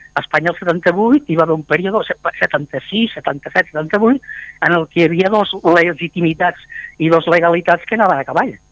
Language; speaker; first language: Catalan; native; Catalan